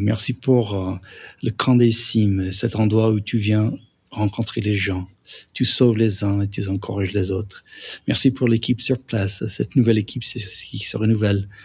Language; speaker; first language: French; non-native, fluent; English